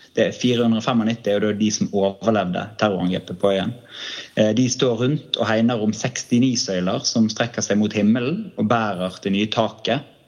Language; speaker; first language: Norwegian; native; Norwegian